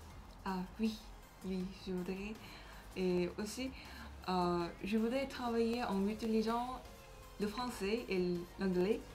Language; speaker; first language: French; non-native, learner; Korean